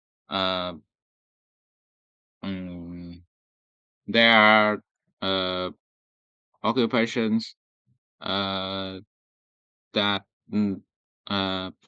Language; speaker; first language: English; non-native, learner; Vietnamese